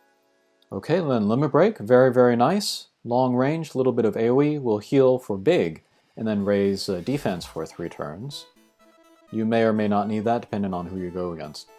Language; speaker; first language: English; native; English